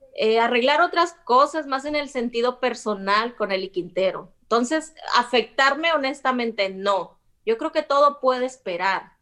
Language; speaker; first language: Spanish; native; Spanish